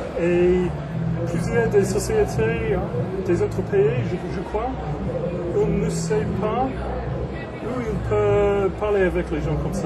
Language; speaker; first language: French; non-native, learner; English